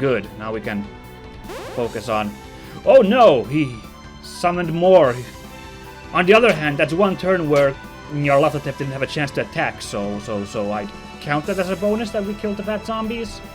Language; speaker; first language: English; native; English